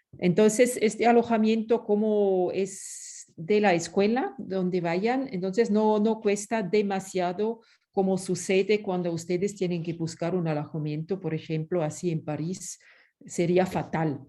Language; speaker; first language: Spanish; non-native, fluent; French